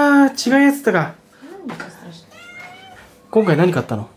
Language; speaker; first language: Japanese; native; Japanese